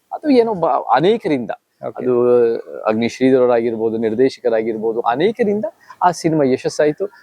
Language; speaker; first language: Kannada; early bilingual, heritage; Kannada